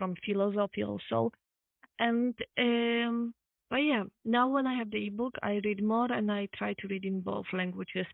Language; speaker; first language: English; non-native, fluent; Polish